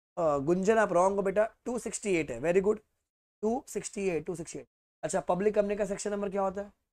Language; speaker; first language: Hindi; native; Hindi